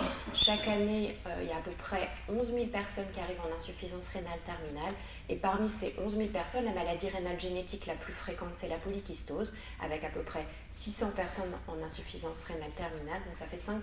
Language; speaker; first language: French; native; French